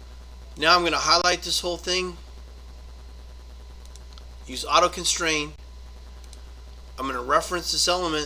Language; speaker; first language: English; native; English